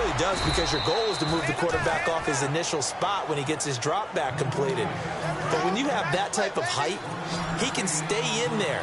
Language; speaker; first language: English; native; English